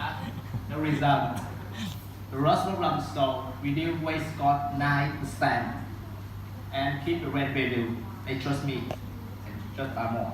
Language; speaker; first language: English; non-native, learner; Vietnamese